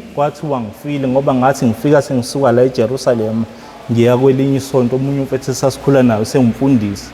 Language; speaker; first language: Zulu; native; Zulu